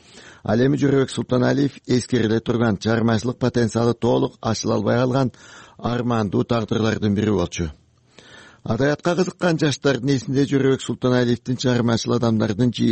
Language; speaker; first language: Kyrgyz; native; Kyrgyz